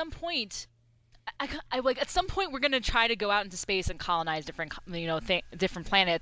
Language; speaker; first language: English; early bilingual, other home language; Persian